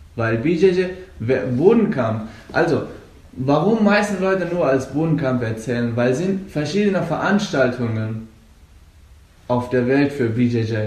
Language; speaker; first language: German; non-native, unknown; Persian